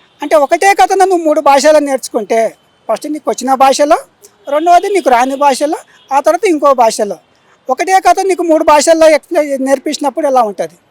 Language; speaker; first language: Telugu; native; Telugu